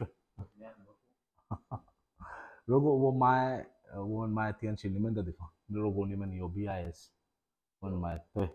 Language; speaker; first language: Chinese; non-native, learner; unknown